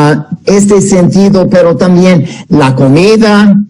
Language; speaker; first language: Spanish; non-native, fluent; English